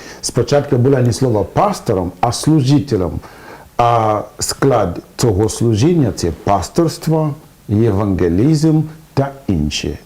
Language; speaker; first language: Ukrainian; non-native, fluent; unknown